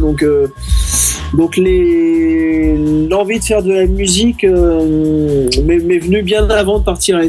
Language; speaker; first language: French; native; French